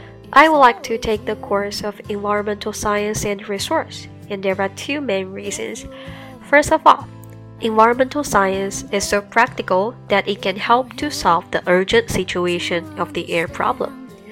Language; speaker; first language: English; non-native, fluent; Chinese